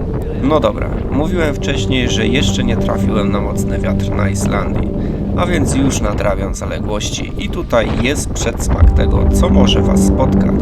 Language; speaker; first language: Polish; native; Polish